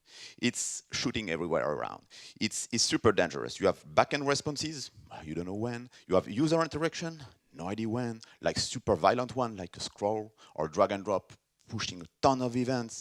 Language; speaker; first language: English; non-native, fluent; French